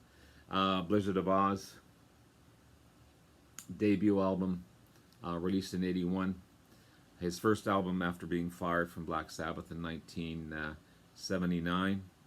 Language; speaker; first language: English; native; English